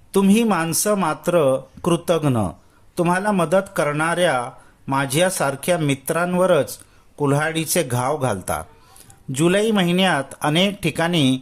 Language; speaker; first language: Marathi; non-native, local second language; Urdu